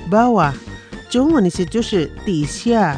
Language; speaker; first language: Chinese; non-native, fluent; Indonesian